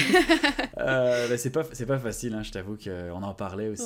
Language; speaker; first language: French; native; French